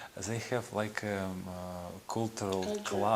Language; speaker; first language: English; non-native, learner; Ukrainian